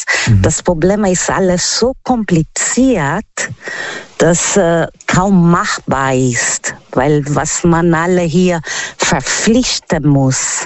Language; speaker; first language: German; non-native, learner; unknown